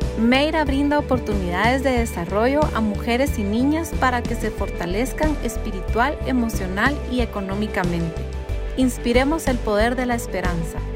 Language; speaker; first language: Spanish; native; Spanish